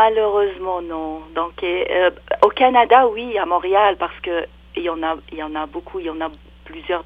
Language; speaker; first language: French; non-native, local second language; Arabic